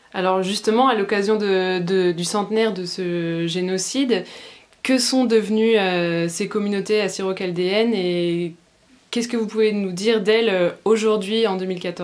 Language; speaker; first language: French; native; French